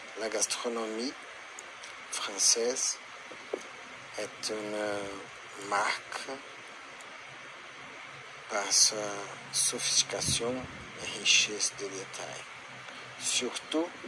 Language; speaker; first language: French; non-native, learner; Portuguese